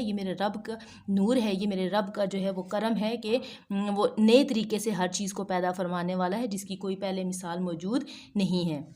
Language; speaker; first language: Urdu; native; Urdu